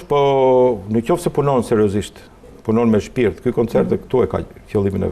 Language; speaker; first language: Albanian; native; Albanian